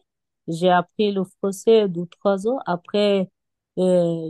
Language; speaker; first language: French; non-native, learner; Bangla